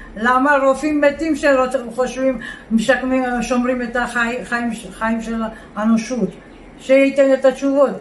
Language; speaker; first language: Hebrew; non-native, fluent; Georgian